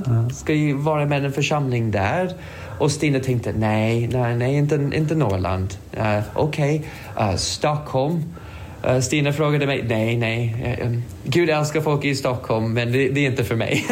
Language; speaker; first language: Swedish; non-native, fluent; English